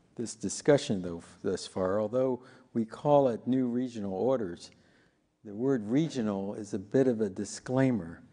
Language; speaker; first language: English; native; English